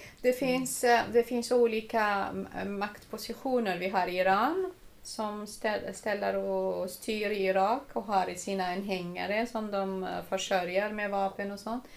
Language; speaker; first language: Swedish; non-native, fluent; Arabic